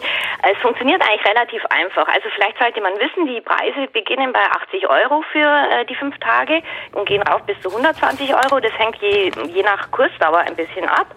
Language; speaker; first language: German; native; German